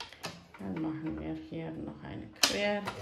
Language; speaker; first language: German; non-native, fluent; Croatian